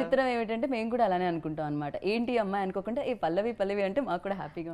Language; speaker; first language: Telugu; native; Telugu